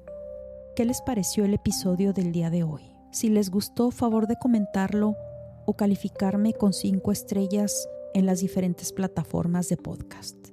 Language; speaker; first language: Spanish; native; Spanish